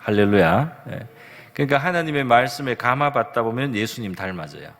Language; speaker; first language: Korean; native; Korean